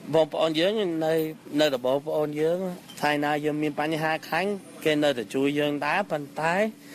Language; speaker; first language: Khmer; non-native, fluent; English